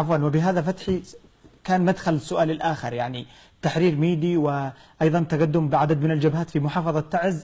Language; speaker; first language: Arabic; native; Arabic